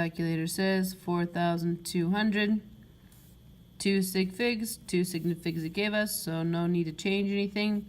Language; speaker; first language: English; native; English